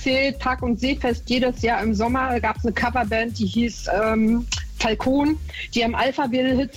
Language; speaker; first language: German; native; German